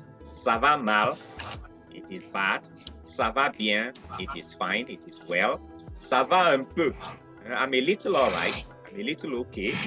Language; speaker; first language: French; non-native, fluent; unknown